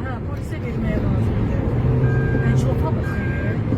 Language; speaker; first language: Turkish; non-native, learner; Azerbaijani